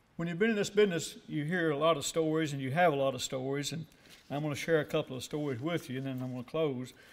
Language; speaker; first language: English; native; English